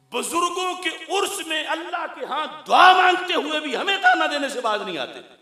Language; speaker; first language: Urdu; non-native, local second language; Punjabi